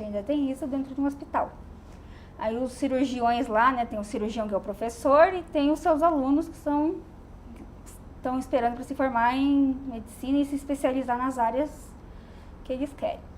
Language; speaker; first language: Portuguese; native; Portuguese